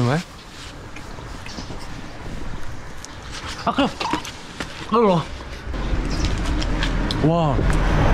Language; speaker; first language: Thai; non-native, learner; Korean